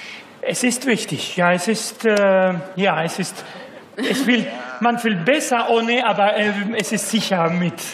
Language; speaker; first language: German; non-native, learner; Spanish